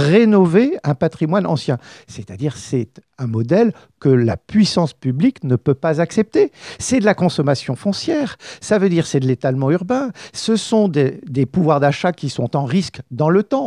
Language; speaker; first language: French; native; French